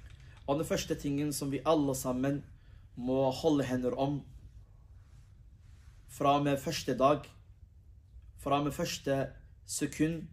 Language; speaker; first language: Norwegian; early bilingual, other home language; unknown